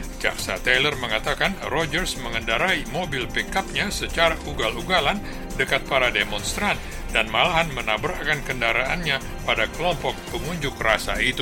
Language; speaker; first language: Indonesian; native; Indonesian